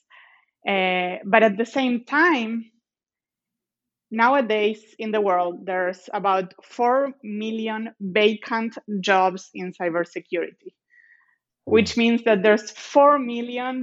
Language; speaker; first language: English; non-native, fluent; Spanish